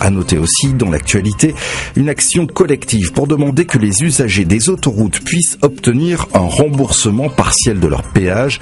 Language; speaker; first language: French; native; French